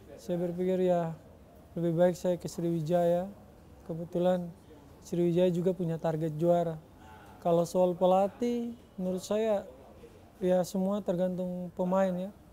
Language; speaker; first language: Indonesian; native; Indonesian